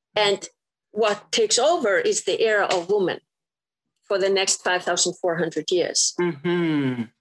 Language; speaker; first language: English; non-native, fluent; Icelandic